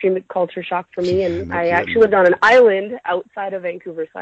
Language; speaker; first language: English; native; English